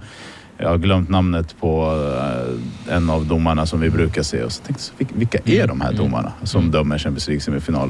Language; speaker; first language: Swedish; native; Swedish